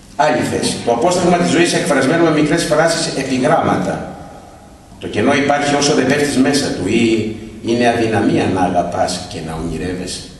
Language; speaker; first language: Greek; native; Greek